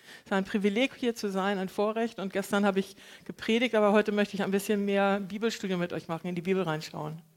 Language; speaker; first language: German; native; German